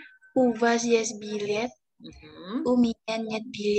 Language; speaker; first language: Russian; non-native, learner; Indonesian